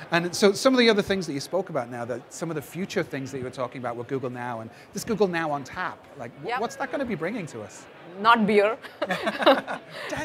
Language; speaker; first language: English; native; English